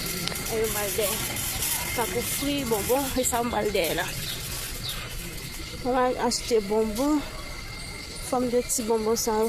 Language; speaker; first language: French; non-native, learner; Haitian Creole